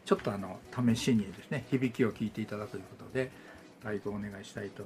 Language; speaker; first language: Japanese; native; Japanese